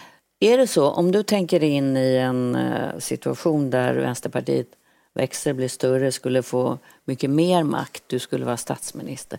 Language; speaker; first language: Swedish; native; Swedish